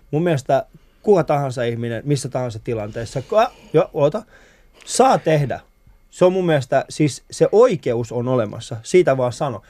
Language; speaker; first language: Finnish; early bilingual, other home language; Persian